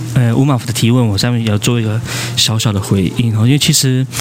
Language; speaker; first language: Chinese; native; Chinese